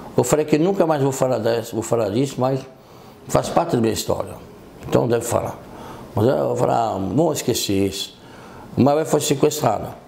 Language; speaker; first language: Portuguese; non-native, fluent; French